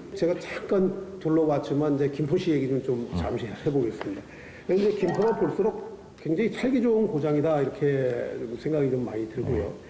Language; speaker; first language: Korean; native; Korean